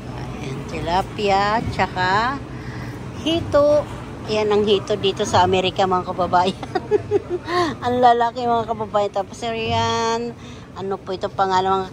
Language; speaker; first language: Filipino; non-native, local second language; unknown